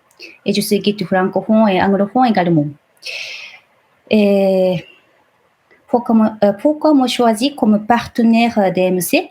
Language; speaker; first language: French; non-native, fluent; Japanese